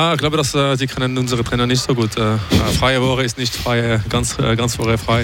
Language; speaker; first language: German; non-native, local second language; French